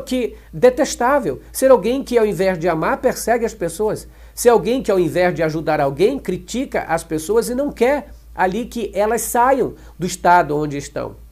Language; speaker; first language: Portuguese; native; Portuguese